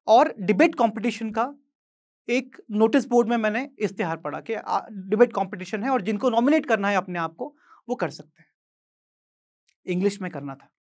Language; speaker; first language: Hindi; non-native, local second language; Odia